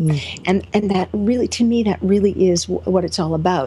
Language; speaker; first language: English; native; English